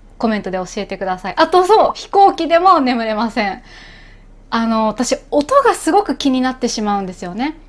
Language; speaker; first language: Japanese; native; Japanese